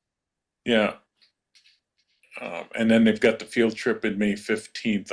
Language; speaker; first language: English; native; English